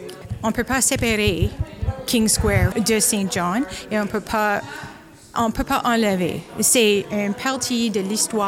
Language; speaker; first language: French; non-native, local second language; English